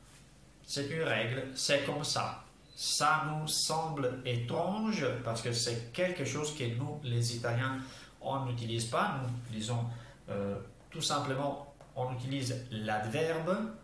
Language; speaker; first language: French; non-native, fluent; Italian